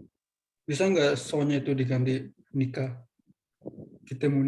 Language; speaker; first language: Indonesian; native; Indonesian